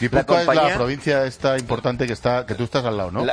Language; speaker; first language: Spanish; native; Spanish